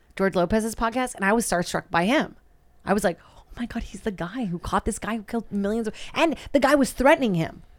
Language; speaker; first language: English; non-native, fluent; Portuguese